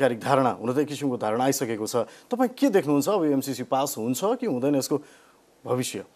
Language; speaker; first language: Nepali; native; Nepali